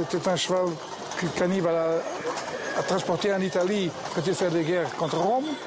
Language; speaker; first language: French; non-native, fluent; Portuguese